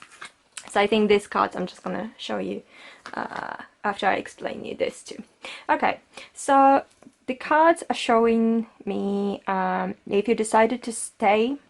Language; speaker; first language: English; non-native, fluent; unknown